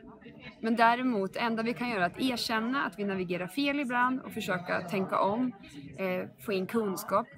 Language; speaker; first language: Swedish; native; Swedish